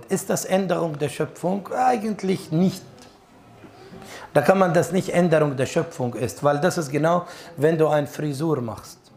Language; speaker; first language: German; non-native, fluent; Arabic